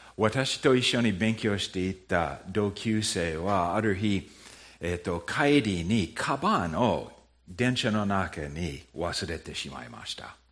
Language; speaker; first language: Japanese; non-native, fluent; English